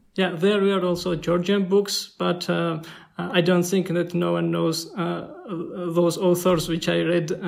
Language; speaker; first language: English; non-native, fluent; Georgian